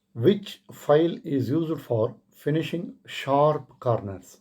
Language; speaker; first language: English; non-native, local second language; Kannada